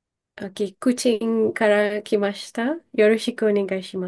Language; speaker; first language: Japanese; non-native, learner; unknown